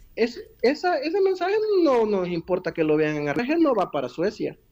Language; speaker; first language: Spanish; native; Spanish